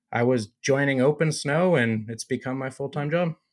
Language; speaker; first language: English; native; English